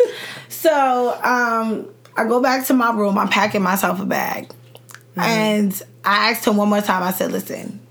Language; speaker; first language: English; native; English